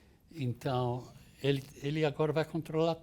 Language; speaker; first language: Portuguese; non-native, fluent; English